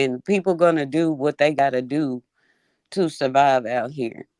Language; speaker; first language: English; native; English